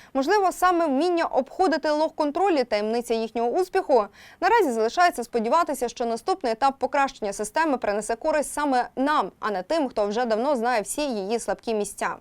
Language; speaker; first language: Ukrainian; native; Ukrainian